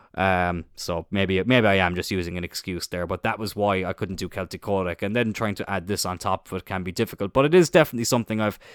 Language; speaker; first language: English; native; English